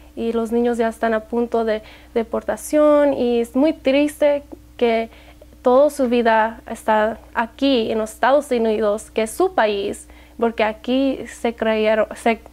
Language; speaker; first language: Spanish; early bilingual, heritage; Spanish